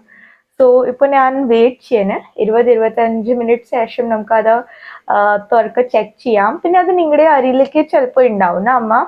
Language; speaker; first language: Malayalam; non-native, learner; Hindi